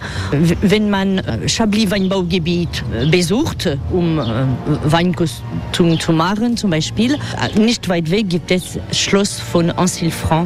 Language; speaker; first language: German; non-native, fluent; French